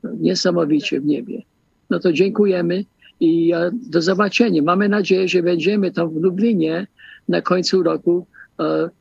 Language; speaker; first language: Polish; early bilingual, heritage; Polish